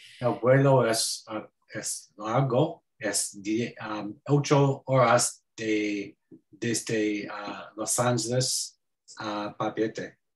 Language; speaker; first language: Spanish; non-native, learner; English